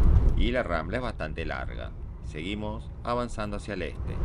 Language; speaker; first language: Spanish; native; Spanish